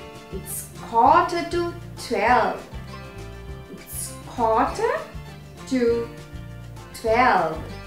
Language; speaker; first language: English; non-native, local second language; Sinhala